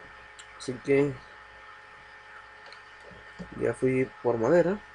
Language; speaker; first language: Spanish; native; Spanish